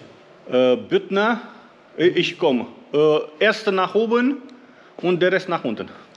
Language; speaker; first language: German; non-native, learner; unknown